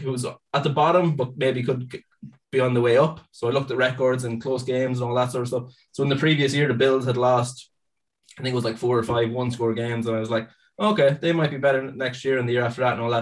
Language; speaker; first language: English; native; English